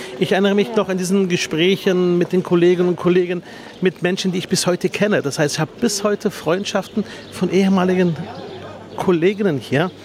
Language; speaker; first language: German; early bilingual, other home language; Arabic